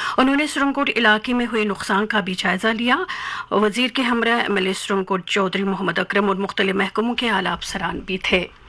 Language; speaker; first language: Urdu; non-native, local second language; Kashmiri